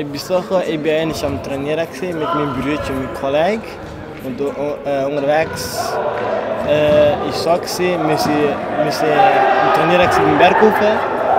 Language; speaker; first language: German; non-native, learner; Tigrinya